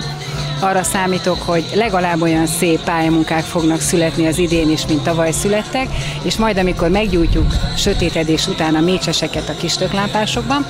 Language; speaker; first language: Hungarian; native; Hungarian